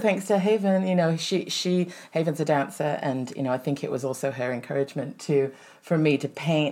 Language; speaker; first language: English; native; English